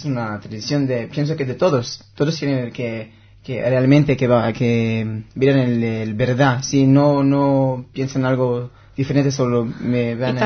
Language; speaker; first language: Spanish; non-native, learner; Hebrew